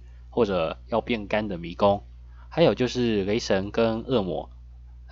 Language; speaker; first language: Chinese; native; Chinese